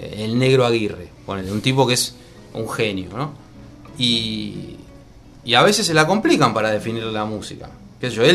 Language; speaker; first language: Spanish; native; Spanish